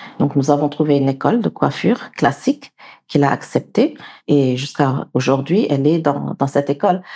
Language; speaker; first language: French; non-native, local second language; Wolof